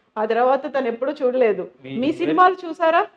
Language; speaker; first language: Telugu; native; Telugu